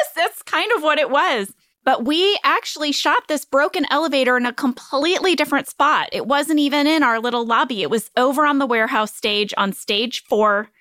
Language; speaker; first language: English; native; English